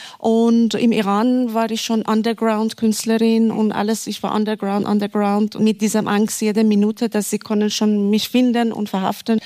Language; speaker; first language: German; non-native, fluent; Persian